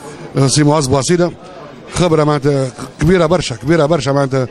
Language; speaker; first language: Arabic; native; Arabic